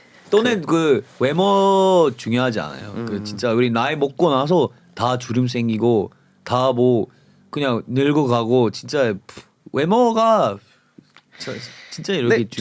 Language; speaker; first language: Korean; non-native, fluent; English